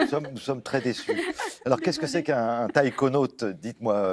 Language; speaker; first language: French; native; French